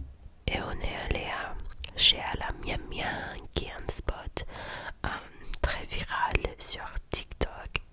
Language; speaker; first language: French; non-native, learner; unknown